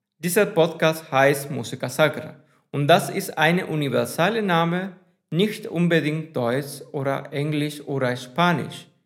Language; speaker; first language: German; non-native, fluent; Spanish